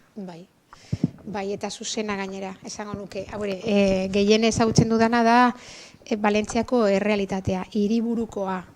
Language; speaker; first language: Basque; non-native, local second language; Spanish